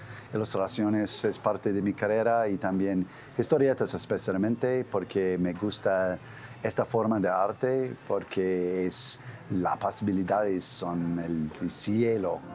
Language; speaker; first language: Spanish; non-native, fluent; English